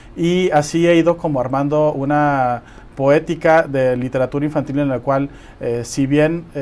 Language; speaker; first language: Spanish; native; Spanish